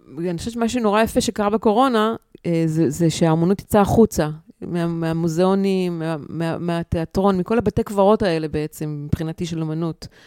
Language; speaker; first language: Hebrew; native; Hebrew